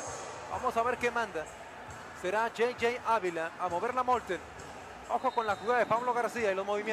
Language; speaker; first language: Spanish; native; Spanish